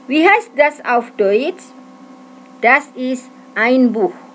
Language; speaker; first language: German; non-native, fluent; Indonesian